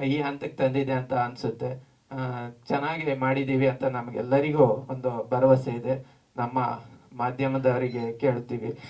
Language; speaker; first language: Kannada; native; Kannada